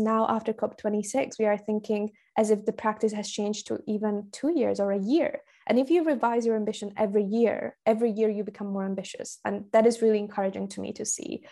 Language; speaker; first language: English; non-native, fluent; Slovak